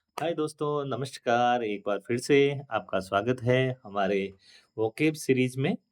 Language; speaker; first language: Hindi; native; Hindi